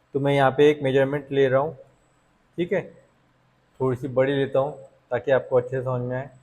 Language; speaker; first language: Hindi; non-native, local second language; Marathi